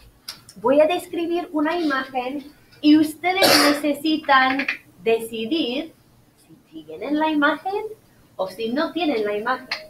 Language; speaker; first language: Spanish; non-native, fluent; English